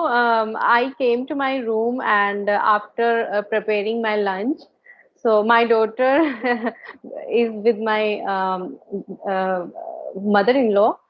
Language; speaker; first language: English; non-native, learner; Hindi